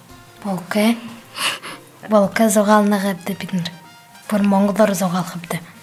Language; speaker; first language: Mongolian; non-native, learner; Buriat